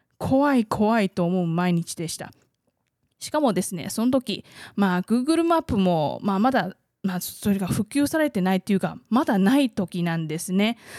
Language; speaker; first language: Japanese; non-native, fluent; Chinese